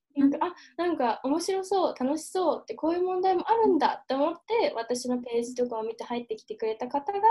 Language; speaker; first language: Japanese; early bilingual, heritage; Japanese